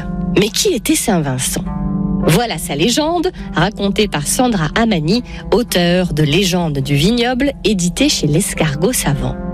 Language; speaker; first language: French; native; French